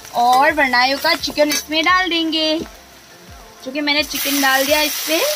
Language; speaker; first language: Hindi; non-native, local second language; Nepali